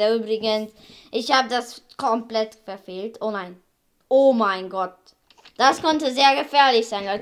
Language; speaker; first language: German; early bilingual, other home language; Hungarian